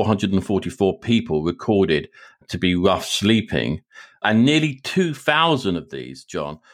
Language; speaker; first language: English; native; English